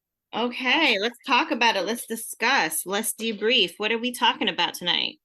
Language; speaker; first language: English; native; English